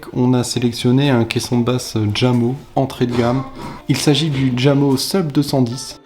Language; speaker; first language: French; native; French